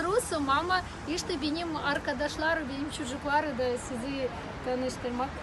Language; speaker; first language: Turkish; non-native, learner; Russian